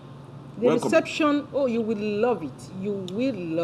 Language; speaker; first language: English; non-native, local second language; Yoruba